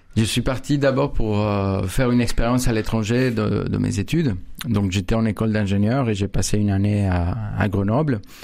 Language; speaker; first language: French; non-native, fluent; Spanish